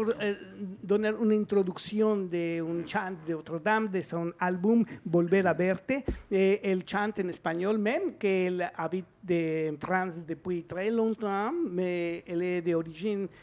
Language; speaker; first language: French; non-native, fluent; Spanish